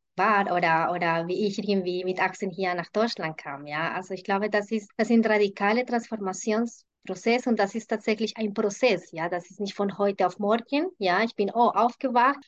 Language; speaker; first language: German; non-native, fluent; Spanish